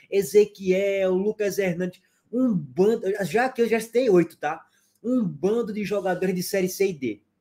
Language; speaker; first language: Portuguese; native; Portuguese